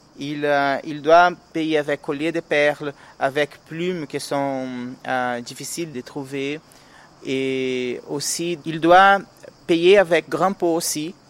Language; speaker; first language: French; non-native, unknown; Portuguese